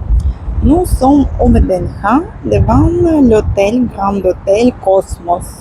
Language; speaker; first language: French; non-native, fluent; Russian